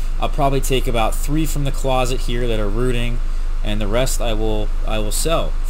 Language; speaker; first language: English; native; English